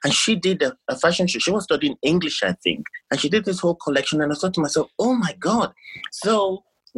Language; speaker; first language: English; non-native, local second language; Yoruba